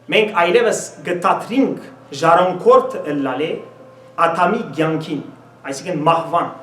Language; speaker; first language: Armenian; native; Armenian